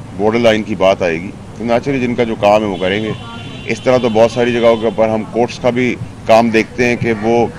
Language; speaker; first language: Urdu; native; Urdu